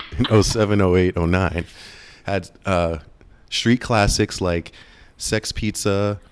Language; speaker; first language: English; native; English